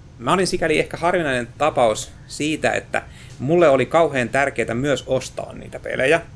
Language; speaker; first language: Finnish; native; Finnish